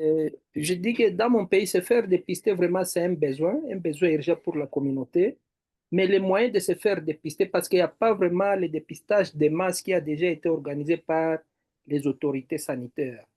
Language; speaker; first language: French; non-native, local second language; Swahili